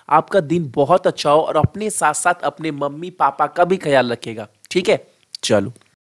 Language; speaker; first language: Hindi; native; Hindi